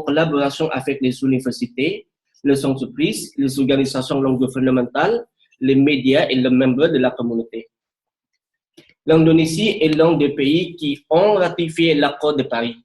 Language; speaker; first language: French; non-native, learner; Indonesian